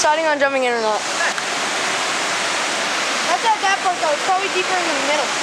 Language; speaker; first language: English; native; English